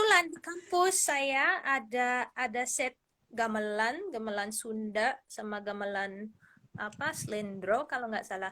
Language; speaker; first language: Indonesian; non-native, fluent; English